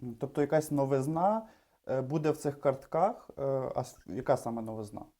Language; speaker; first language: Ukrainian; native; Ukrainian